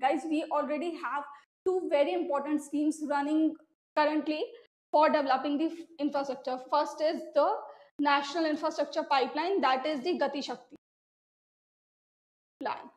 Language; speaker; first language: English; non-native, local second language; Hindi